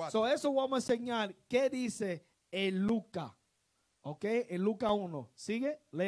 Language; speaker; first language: Spanish; non-native, learner; English